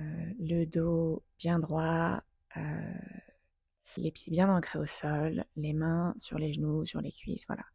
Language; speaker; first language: French; native; French